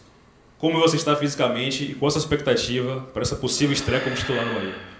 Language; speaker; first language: Portuguese; native; Portuguese